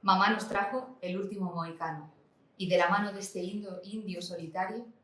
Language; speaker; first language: Spanish; non-native, local second language; Catalan